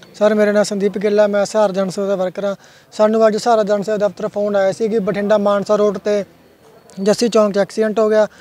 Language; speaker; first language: Punjabi; native; Punjabi